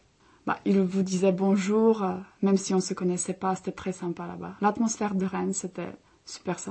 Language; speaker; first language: French; non-native, fluent; Czech